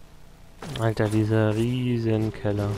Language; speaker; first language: German; native; German